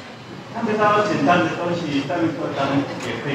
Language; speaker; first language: Chinese; non-native, learner; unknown